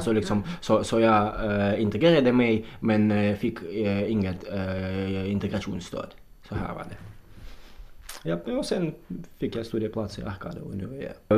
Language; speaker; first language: Swedish; non-native, fluent; Russian